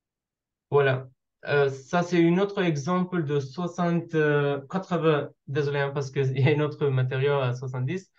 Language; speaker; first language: French; non-native, learner; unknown